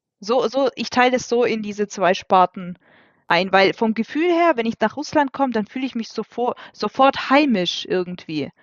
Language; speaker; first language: German; early bilingual, other home language; Russian